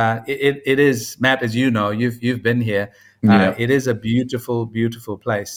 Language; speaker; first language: English; non-native, local second language; Tamil